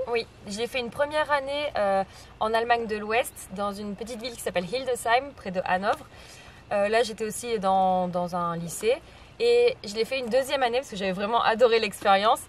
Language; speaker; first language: French; native; French